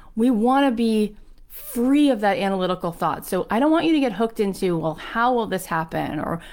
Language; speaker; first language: English; native; English